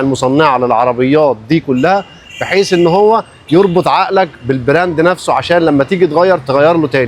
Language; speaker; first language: Arabic; native; Arabic